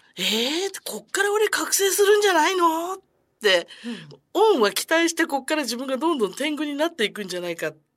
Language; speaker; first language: Japanese; native; Japanese